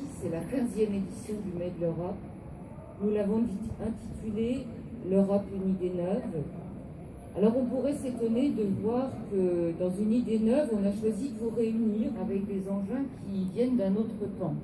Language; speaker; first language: French; native; French